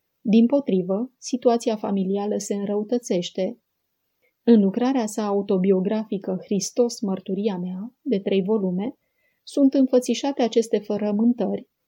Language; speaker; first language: Romanian; native; Romanian